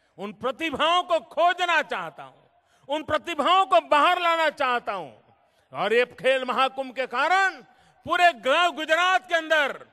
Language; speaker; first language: Hindi; non-native, local second language; Gujarati